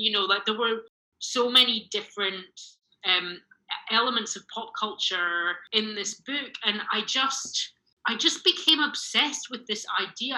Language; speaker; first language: English; native; English